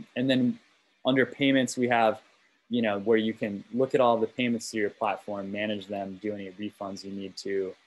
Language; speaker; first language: English; native; English